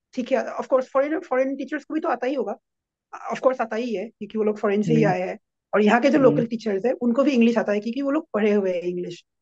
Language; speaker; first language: Hindi; non-native, local second language; Assamese